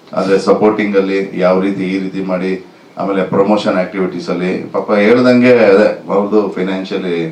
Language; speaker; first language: Kannada; native; Kannada